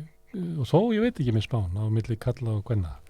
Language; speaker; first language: Icelandic; native; Icelandic